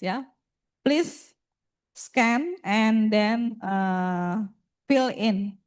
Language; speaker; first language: English; non-native, fluent; Indonesian